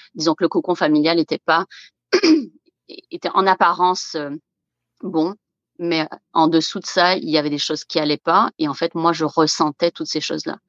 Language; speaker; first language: French; native; French